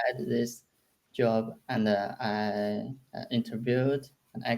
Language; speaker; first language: English; non-native, learner; Chinese